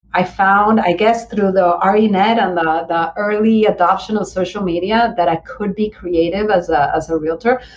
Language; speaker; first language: English; early bilingual, other home language; Spanish